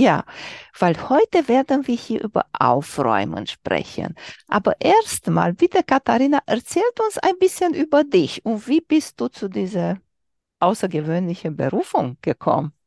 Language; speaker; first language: German; non-native, learner; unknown